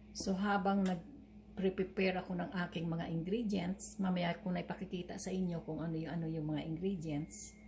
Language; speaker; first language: Filipino; non-native, local second language; Bikol